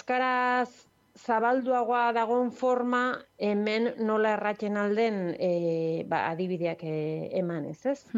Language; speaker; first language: Basque; native; Basque